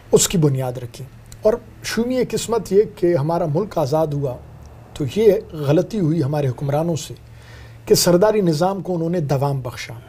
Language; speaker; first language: Urdu; non-native, local second language; Brahui